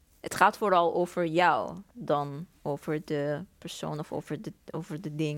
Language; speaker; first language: Dutch; non-native, fluent; Persian